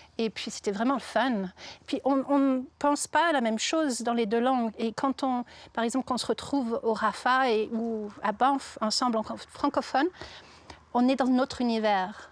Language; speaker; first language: French; native; French